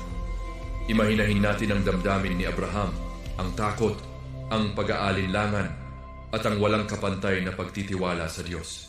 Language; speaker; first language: Filipino; native; Filipino